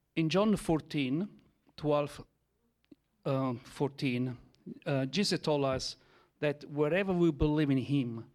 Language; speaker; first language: English; non-native, learner; Italian